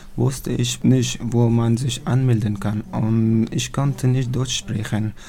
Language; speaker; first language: German; non-native, learner; Persian